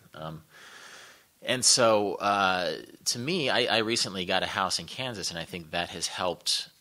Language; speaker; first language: English; native; English